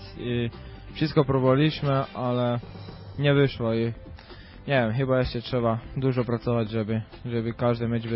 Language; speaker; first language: Polish; non-native, fluent; Croatian